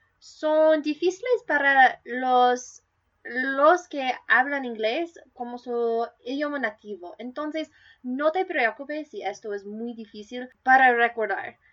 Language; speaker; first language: Spanish; non-native, learner; English